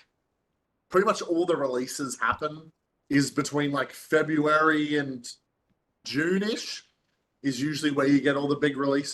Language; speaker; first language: English; native; English